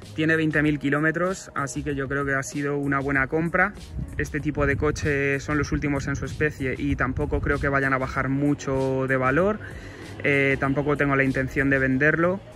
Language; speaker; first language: Spanish; native; Spanish